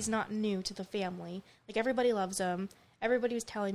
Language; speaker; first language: English; native; English